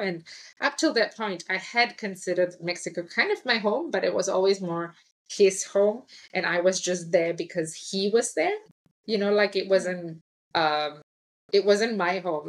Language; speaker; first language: English; native; English